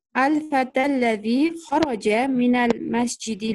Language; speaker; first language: Arabic; non-native, learner; Uzbek